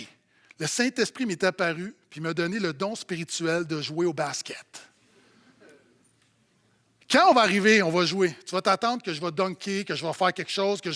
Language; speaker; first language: French; native; French